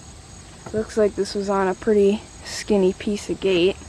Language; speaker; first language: English; native; English